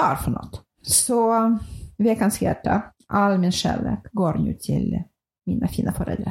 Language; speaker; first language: Swedish; non-native, fluent; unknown